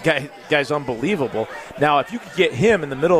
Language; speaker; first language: English; native; English